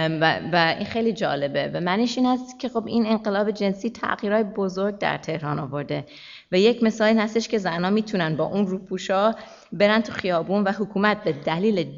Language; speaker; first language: Persian; early bilingual, heritage; Persian